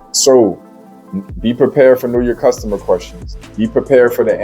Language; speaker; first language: English; native; English